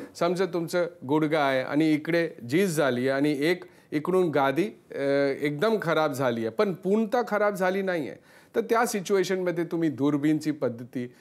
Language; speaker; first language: Marathi; non-native, local second language; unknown